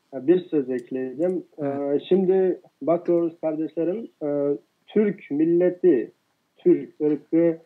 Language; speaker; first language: Turkish; non-native, fluent; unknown